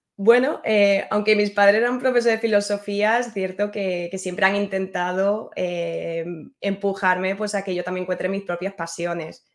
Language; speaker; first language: Spanish; native; Spanish